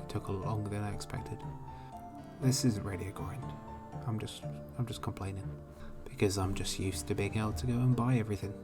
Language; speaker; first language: English; native; English